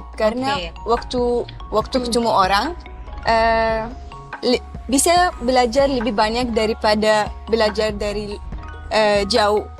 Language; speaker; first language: Indonesian; non-native, fluent; Arabic